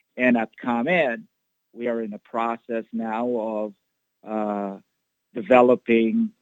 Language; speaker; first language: English; non-native, local second language; Filipino